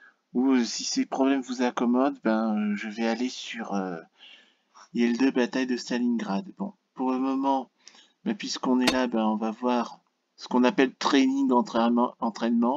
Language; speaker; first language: French; native; French